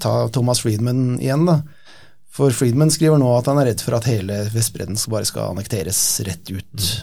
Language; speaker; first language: Norwegian; native; Norwegian